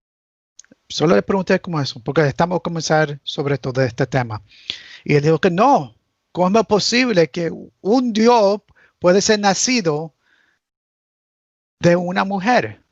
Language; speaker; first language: Spanish; early bilingual, heritage; Spanish